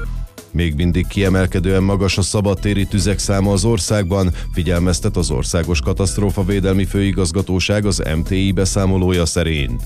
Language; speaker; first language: Hungarian; native; Hungarian